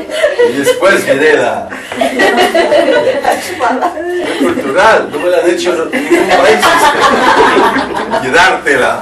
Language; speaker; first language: Spanish; non-native, learner; French